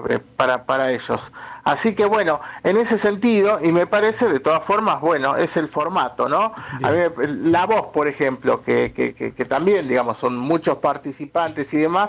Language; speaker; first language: Spanish; native; Spanish